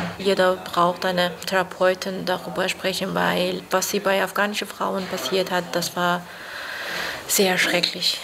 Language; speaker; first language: German; non-native, fluent; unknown